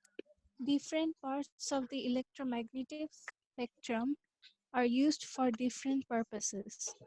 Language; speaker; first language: English; non-native, local second language; Bangla